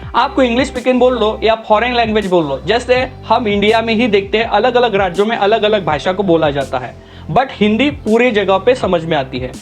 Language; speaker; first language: Hindi; non-native, local second language; Marathi